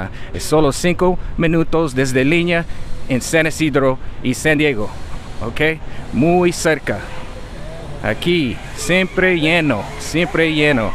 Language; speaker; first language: Spanish; non-native, learner; English